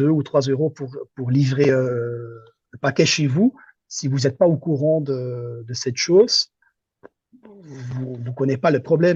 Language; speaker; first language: French; non-native, local second language; Dutch